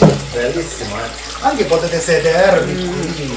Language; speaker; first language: Italian; non-native, learner; Japanese